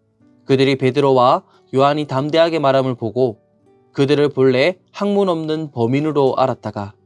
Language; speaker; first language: Korean; native; Korean